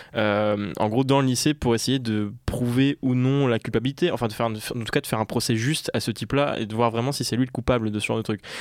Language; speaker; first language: French; native; French